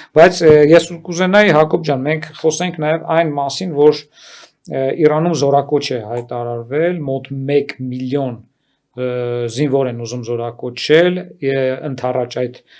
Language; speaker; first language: Armenian; native; Armenian